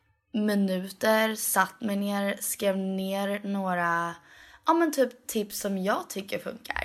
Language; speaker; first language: Swedish; early bilingual, heritage; Swedish